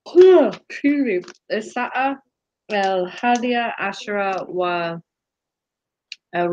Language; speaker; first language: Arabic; non-native, learner; English